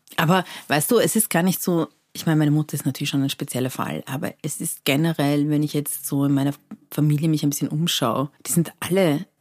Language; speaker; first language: German; early bilingual, other home language; Persian